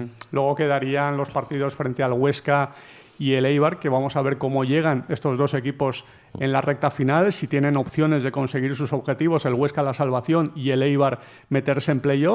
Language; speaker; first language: Spanish; native; Spanish